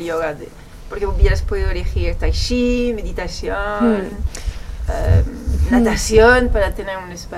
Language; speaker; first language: Spanish; non-native, fluent; French